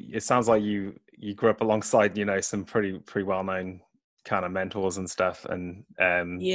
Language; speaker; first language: English; native; English